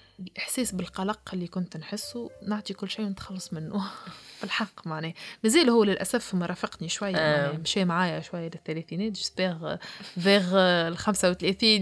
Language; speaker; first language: Arabic; native; Arabic